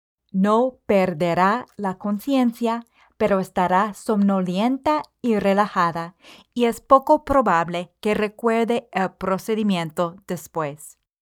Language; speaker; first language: Spanish; non-native, fluent; English